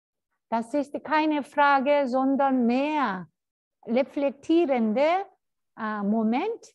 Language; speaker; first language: German; non-native, fluent; Korean